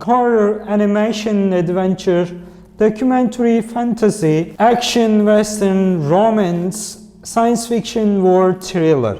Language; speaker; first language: English; non-native, fluent; Turkish